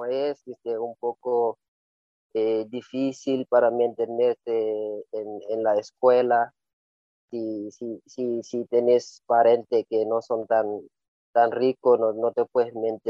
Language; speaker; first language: Spanish; non-native, learner; Wolof